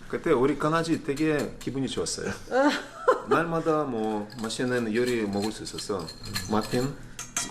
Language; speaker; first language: Korean; non-native, fluent; Russian